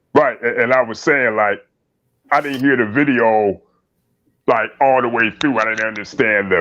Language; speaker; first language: English; native; English